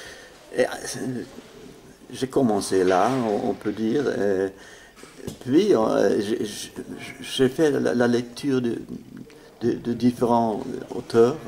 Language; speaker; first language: French; non-native, fluent; Swedish